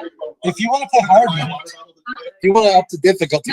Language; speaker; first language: English; native; English